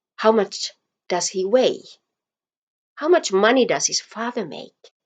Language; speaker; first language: English; non-native, fluent; Finnish